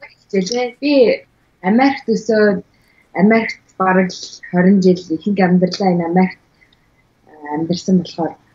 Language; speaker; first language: Mongolian; early bilingual, heritage; Mongolian